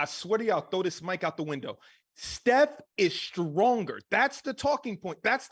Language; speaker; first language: English; native; English